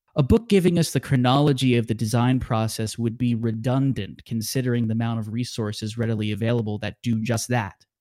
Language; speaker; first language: English; native; English